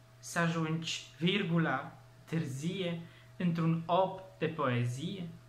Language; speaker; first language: Romanian; non-native, fluent; Polish